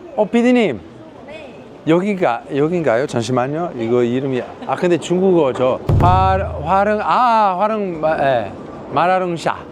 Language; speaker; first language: Korean; non-native, fluent; Italian